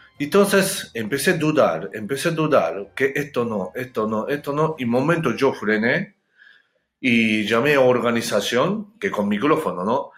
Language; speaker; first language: Spanish; non-native, learner; Japanese